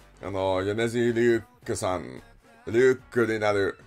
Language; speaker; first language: Japanese; non-native, learner; English